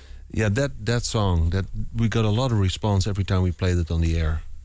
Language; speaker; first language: English; non-native, fluent; Dutch